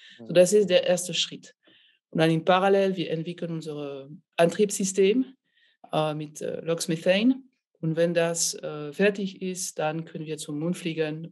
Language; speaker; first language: German; non-native, fluent; French